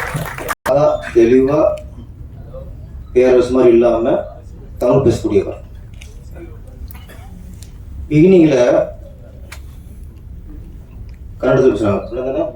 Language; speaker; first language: Tamil; native; Tamil